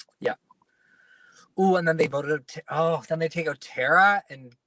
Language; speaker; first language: English; native; English